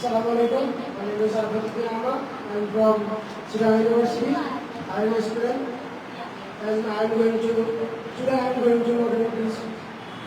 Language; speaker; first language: English; non-native, learner; Bangla